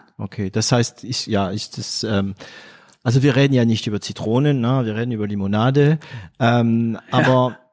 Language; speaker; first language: German; non-native, fluent; French